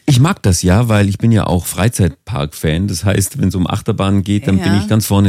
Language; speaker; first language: German; native; German